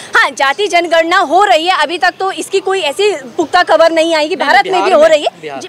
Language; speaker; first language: Hindi; native; Hindi